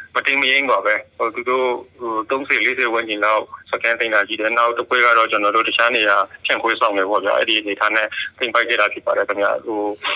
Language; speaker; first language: Burmese; native; Burmese